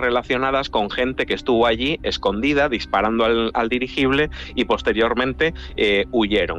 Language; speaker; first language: Spanish; native; Spanish